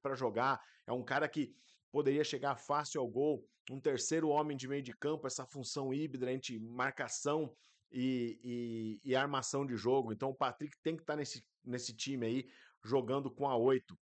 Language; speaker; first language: Portuguese; native; Portuguese